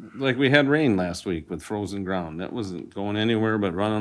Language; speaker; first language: English; native; English